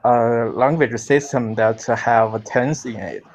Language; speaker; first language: English; non-native, learner; Chinese